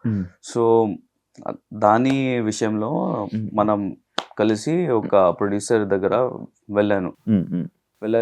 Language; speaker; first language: Telugu; non-native, learner; Hindi